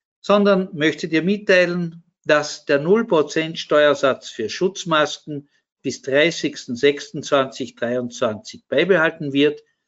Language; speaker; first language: German; native; German